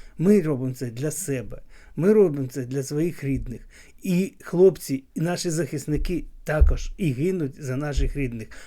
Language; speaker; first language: Ukrainian; non-native, local second language; Russian